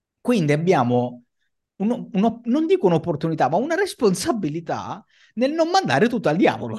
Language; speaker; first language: Italian; native; Italian